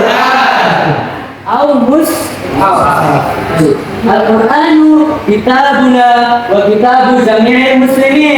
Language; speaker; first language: Arabic; non-native, fluent; Indonesian